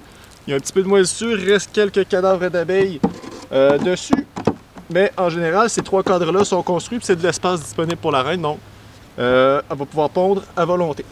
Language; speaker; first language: French; native; French